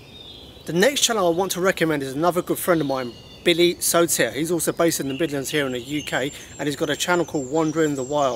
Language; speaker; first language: English; native; English